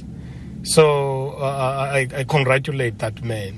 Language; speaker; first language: English; non-native, local second language; Xhosa